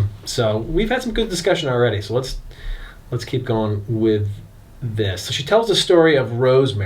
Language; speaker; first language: English; native; English